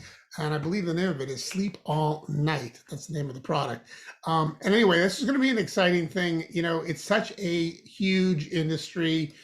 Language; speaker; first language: English; native; English